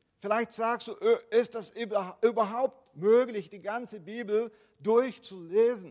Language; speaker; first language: German; non-native, fluent; Portuguese